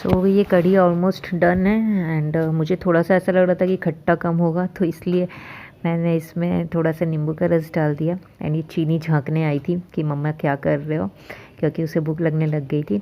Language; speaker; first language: Hindi; native; Hindi